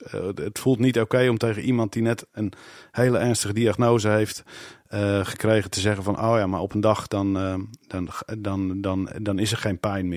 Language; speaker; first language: Dutch; native; Dutch